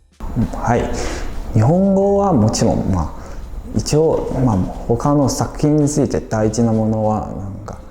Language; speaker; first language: Japanese; non-native, fluent; Chinese